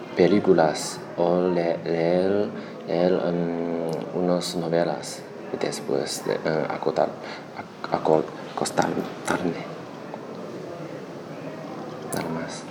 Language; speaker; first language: Spanish; non-native, learner; Chinese